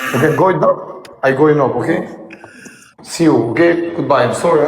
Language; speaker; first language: English; non-native, learner; Albanian